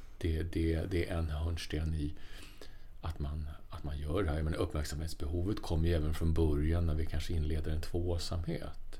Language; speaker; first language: Swedish; native; Swedish